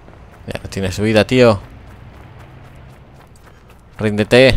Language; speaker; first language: Spanish; native; Spanish